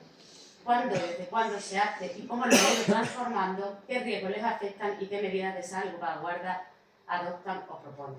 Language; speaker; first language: Spanish; native; Spanish